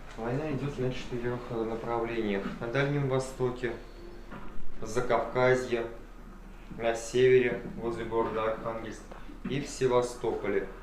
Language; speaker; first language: Russian; native; Russian